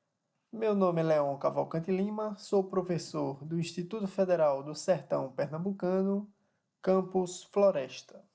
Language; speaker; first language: Portuguese; native; Portuguese